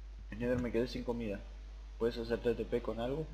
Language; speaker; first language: Spanish; native; Spanish